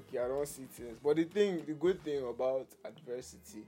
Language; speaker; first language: English; non-native, local second language; Yoruba